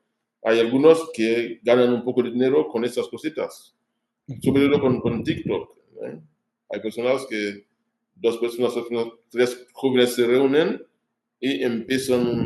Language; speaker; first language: Spanish; non-native, fluent; Haitian Creole